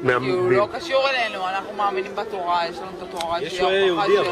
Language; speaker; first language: Hebrew; native; Hebrew